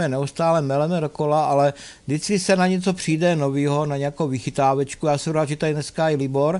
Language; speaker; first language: Czech; native; Czech